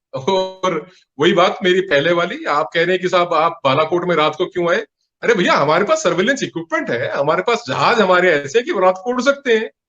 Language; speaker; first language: Hindi; non-native, local second language; Punjabi